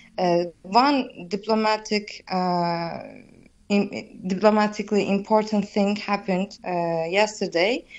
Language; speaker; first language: English; non-native, fluent; Turkish